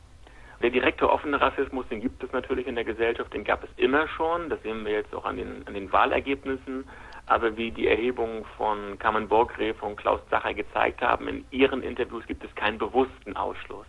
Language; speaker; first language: German; native; German